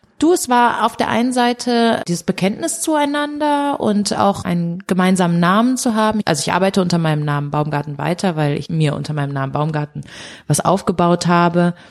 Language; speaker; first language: German; early bilingual, other home language; Portuguese